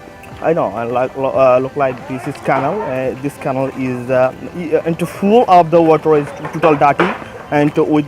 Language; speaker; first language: English; non-native, fluent; Bangla